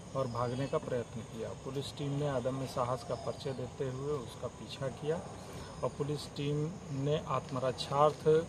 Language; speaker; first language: Hindi; native; Hindi